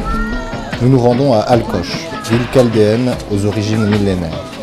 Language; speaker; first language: French; native; French